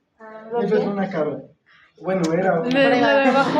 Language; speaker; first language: Spanish; native; Spanish